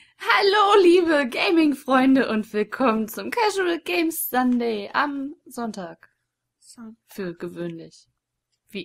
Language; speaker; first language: German; native; German